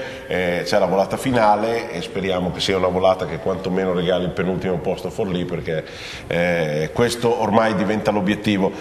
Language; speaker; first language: Italian; native; Italian